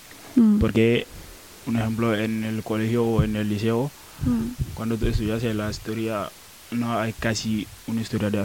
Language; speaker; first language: Spanish; non-native, learner; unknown